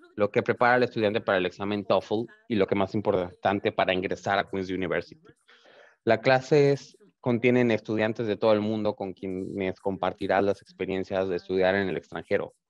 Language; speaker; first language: Spanish; native; Spanish